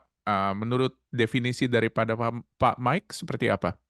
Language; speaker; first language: Indonesian; native; Indonesian